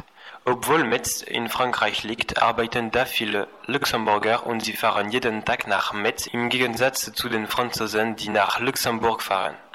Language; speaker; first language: German; non-native, learner; French